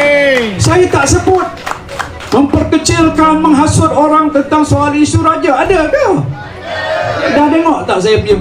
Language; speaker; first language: Malay; native; Malay